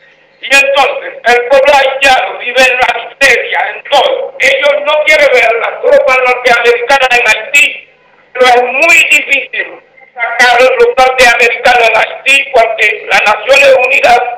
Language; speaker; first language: Spanish; non-native, fluent; Haitian Creole